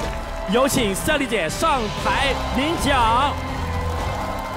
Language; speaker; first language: Chinese; native; Chinese